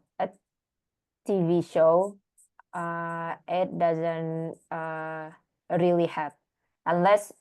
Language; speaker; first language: English; non-native, learner; Indonesian